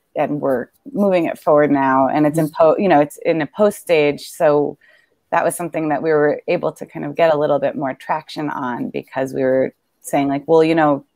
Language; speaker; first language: English; native; English